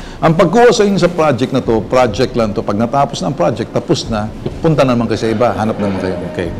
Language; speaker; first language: Filipino; native; Filipino